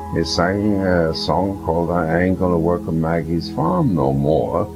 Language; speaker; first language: English; early bilingual, other home language; German